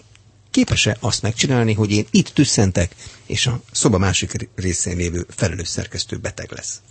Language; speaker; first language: Hungarian; native; Hungarian